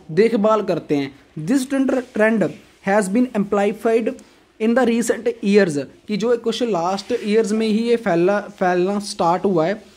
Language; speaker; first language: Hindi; non-native, local second language; Punjabi